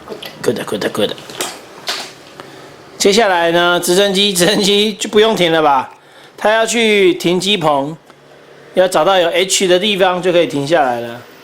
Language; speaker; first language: Chinese; native; Chinese